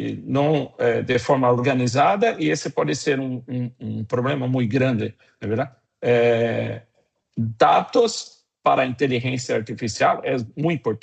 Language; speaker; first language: Portuguese; non-native, fluent; Spanish